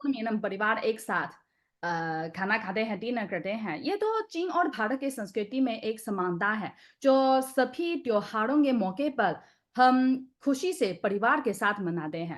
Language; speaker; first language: Hindi; non-native, fluent; Chinese